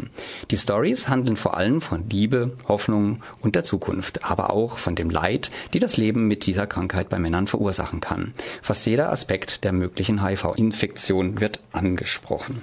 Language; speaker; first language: German; native; German